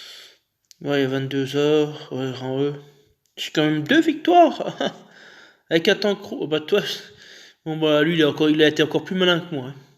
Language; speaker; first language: French; native; French